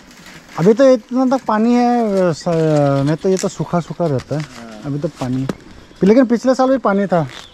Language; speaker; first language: Hindi; non-native, local second language; Assamese